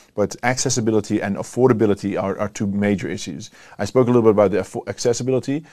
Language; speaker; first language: English; non-native, fluent; Dutch